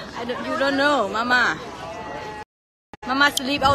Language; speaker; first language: English; non-native, learner; Thai